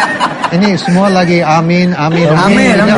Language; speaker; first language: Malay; non-native, fluent; English